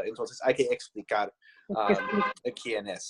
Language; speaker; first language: Spanish; non-native, fluent; English